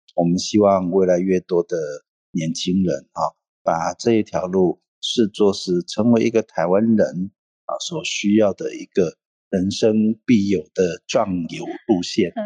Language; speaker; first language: Chinese; non-native, local second language; Hakka Chinese